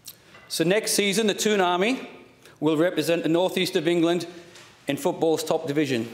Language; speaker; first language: English; native; English